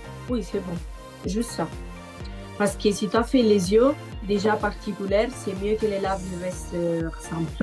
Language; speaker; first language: French; non-native, learner; Italian